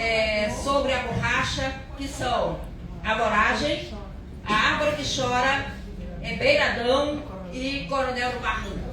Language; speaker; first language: Portuguese; native; Portuguese